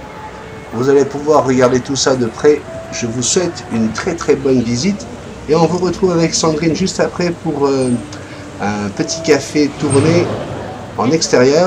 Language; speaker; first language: French; native; French